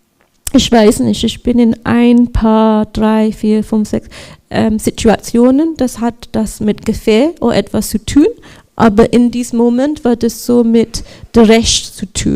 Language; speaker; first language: German; non-native, learner; English